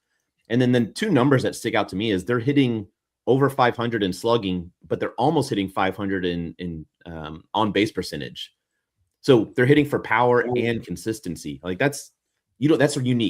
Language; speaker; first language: English; native; English